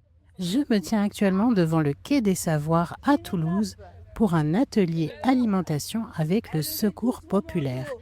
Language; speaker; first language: French; native; French